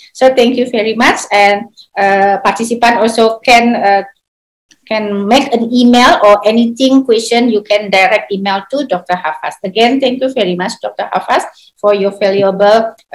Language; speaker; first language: English; non-native, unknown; Indonesian